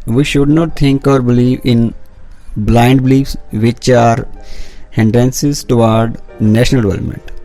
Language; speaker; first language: English; non-native, local second language; Punjabi